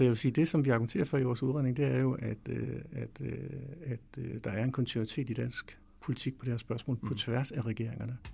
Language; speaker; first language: Danish; native; Danish